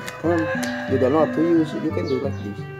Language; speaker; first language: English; non-native, learner; Italian